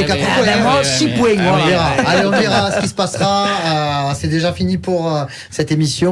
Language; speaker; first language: French; native; French